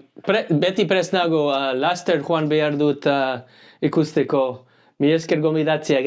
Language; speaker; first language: Basque; non-native, learner; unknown